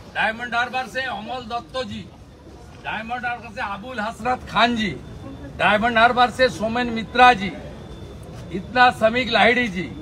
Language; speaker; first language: Hindi; non-native, local second language; Bangla